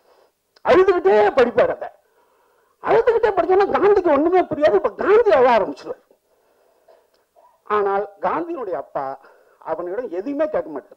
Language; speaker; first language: Tamil; native; Tamil